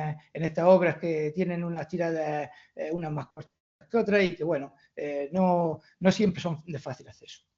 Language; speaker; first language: Spanish; native; Spanish